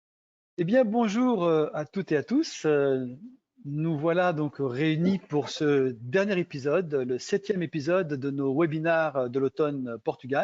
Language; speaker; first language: French; native; French